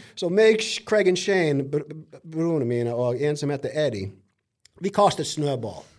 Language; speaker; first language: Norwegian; non-native, fluent; English